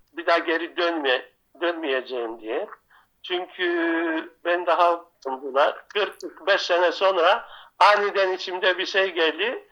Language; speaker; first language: Turkish; non-native, local second language; Greek